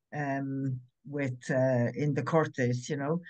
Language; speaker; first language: English; native; English